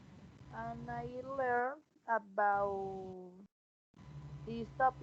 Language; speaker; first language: English; non-native, learner; Spanish